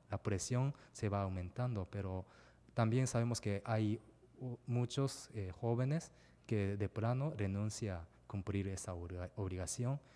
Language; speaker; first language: Spanish; non-native, fluent; Japanese